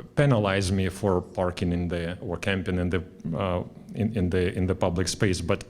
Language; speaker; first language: English; non-native, fluent; Russian